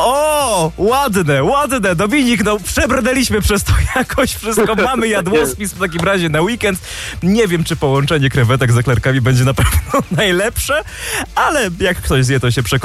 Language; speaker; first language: Polish; native; Polish